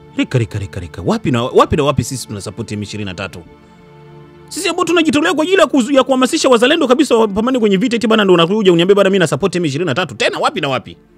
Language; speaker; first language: Swahili; native; Swahili